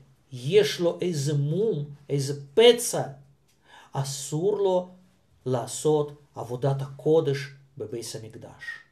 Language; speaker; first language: Hebrew; non-native, fluent; Russian